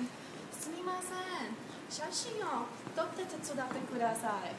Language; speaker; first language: Japanese; non-native, learner; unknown